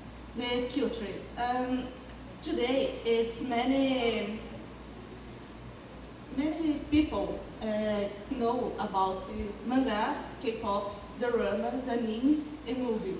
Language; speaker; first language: English; non-native, learner; Portuguese